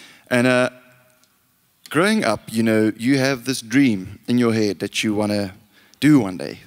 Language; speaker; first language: English; non-native, local second language; Afrikaans